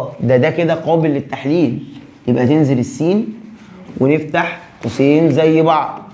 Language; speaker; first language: Arabic; native; Arabic